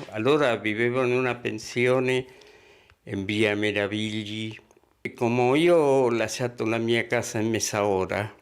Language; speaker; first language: Italian; non-native, fluent; Spanish